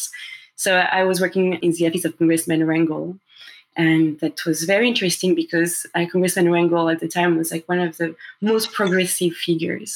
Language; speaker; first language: English; non-native, fluent; French